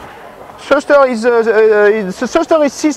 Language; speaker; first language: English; non-native, fluent; French